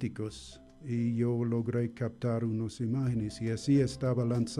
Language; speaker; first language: Spanish; non-native, fluent; English